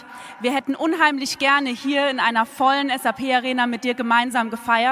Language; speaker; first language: German; native; German